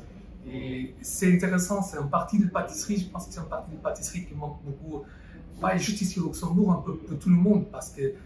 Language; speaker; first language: French; non-native, fluent; Portuguese